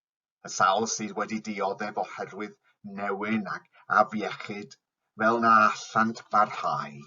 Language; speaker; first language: Welsh; non-native, fluent; English